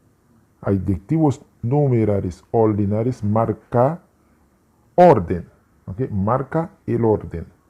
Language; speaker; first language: Spanish; non-native, fluent; Haitian Creole